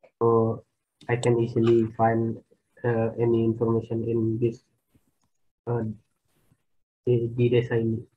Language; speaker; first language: English; non-native, learner; Indonesian